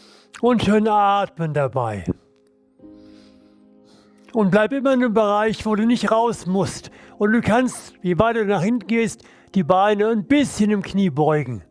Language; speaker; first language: German; native; German